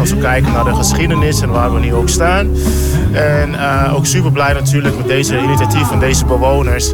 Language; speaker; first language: Dutch; native; Dutch